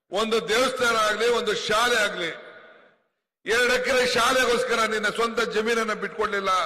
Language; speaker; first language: Kannada; native; Kannada